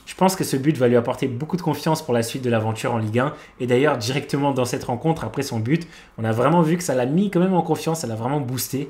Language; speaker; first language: French; native; French